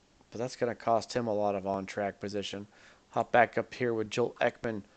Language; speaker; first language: English; native; English